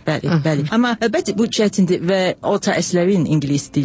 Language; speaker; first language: Azerbaijani; non-native, learner; English